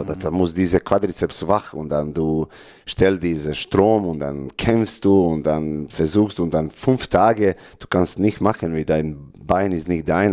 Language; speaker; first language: German; non-native, learner; Serbian